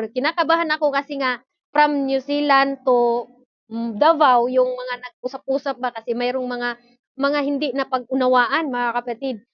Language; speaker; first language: Filipino; non-native, local second language; Cebuano